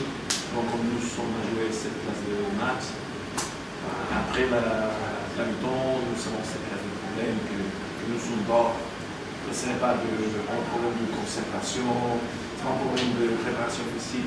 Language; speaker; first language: French; non-native, learner; Spanish